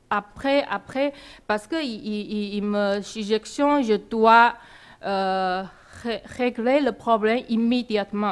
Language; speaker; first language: French; non-native, learner; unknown